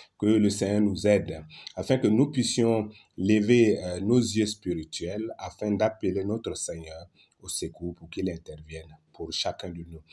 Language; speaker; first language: French; non-native, local second language; Lingala